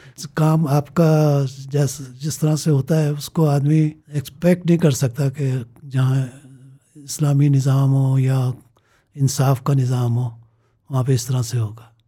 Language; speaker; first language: Urdu; native; Urdu